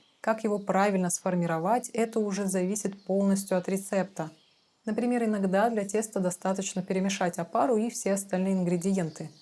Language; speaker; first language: Russian; native; Russian